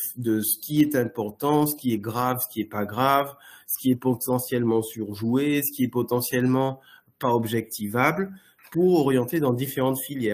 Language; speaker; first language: French; native; French